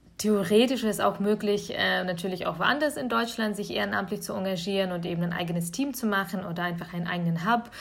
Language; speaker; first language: German; early bilingual, other home language; Russian